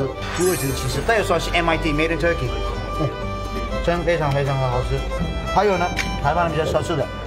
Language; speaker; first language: Chinese; non-native, fluent; Turkish